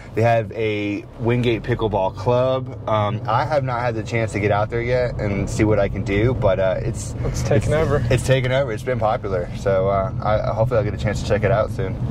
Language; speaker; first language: English; native; English